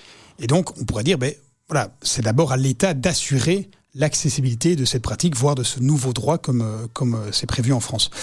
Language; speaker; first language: French; native; French